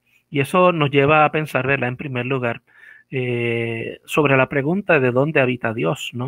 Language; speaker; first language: Spanish; native; Spanish